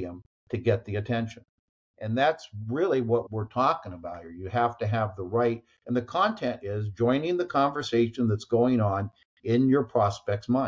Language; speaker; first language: English; native; English